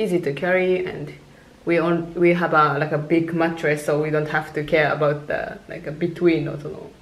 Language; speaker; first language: English; non-native, local second language; Japanese